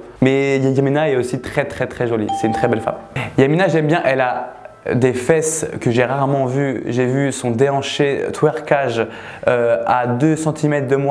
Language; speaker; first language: French; native; French